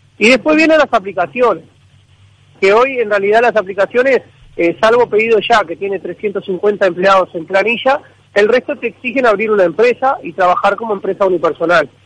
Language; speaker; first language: Spanish; native; Spanish